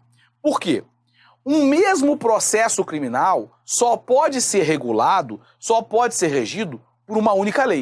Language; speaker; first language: Portuguese; native; Portuguese